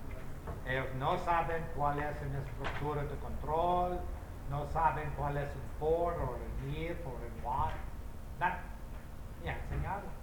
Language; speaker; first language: Spanish; non-native, fluent; English